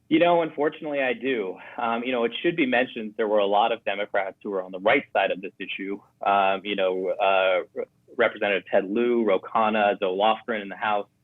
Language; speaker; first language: English; native; English